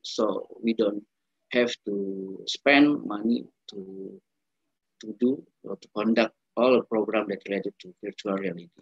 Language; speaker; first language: English; non-native, learner; Indonesian